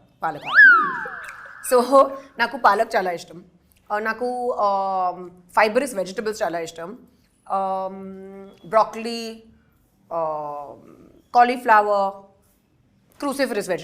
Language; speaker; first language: Telugu; non-native, learner; Hindi